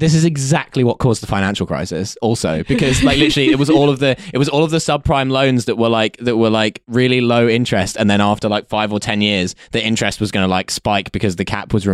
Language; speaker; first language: English; native; English